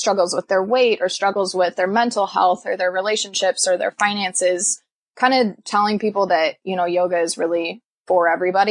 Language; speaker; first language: English; native; English